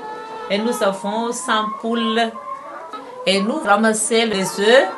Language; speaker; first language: French; non-native, local second language; Malagasy